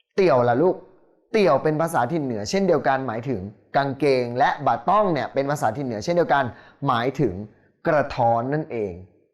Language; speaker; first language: Thai; native; Thai